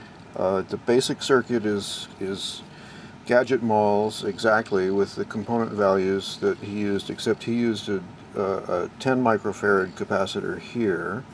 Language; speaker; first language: English; native; English